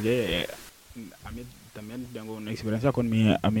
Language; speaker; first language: Spanish; non-native, learner; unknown